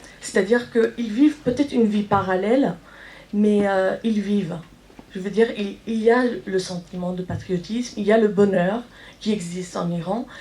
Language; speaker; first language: French; non-native, fluent; Persian